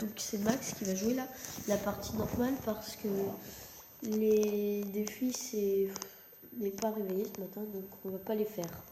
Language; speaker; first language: French; native; French